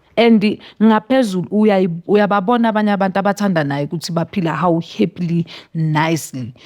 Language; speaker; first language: Zulu; native; Zulu